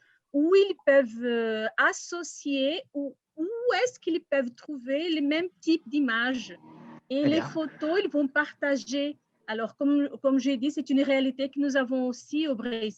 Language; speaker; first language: French; non-native, fluent; Portuguese